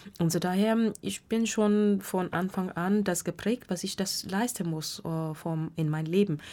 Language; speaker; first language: German; non-native, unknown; Burmese